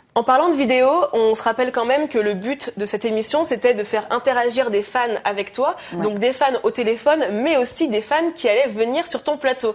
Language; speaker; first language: French; native; French